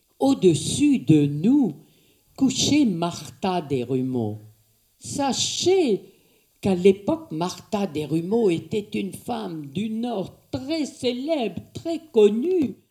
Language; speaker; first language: French; native; French